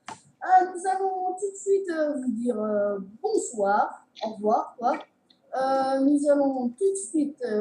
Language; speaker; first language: French; native; French